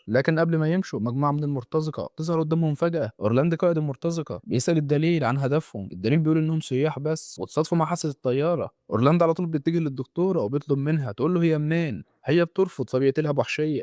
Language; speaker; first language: Arabic; native; Arabic